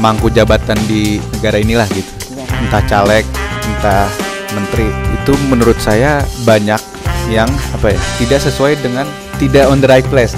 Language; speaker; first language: Indonesian; native; Indonesian